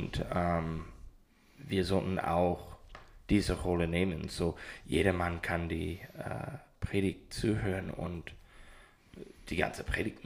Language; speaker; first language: German; non-native, learner; English